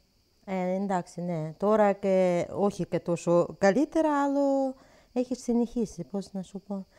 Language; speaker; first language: Greek; non-native, learner; Ukrainian